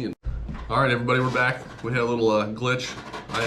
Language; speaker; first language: English; native; English